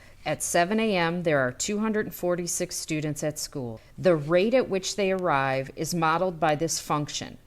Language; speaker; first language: English; native; English